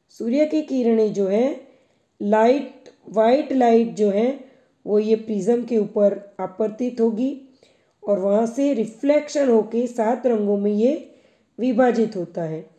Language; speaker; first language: Hindi; non-native, local second language; Gujarati